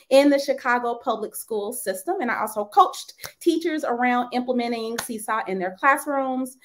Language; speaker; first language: English; native; English